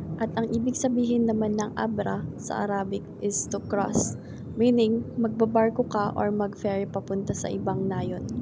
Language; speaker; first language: Filipino; native; Filipino